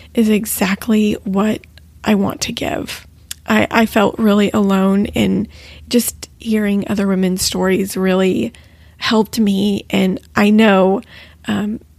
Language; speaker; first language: English; native; English